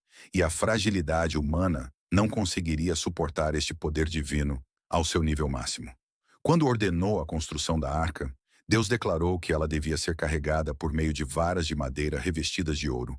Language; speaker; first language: Portuguese; native; Portuguese